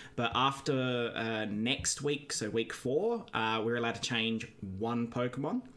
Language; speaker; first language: English; native; English